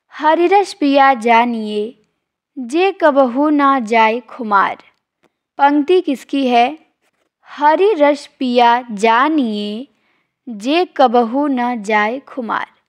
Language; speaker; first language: Hindi; native; Hindi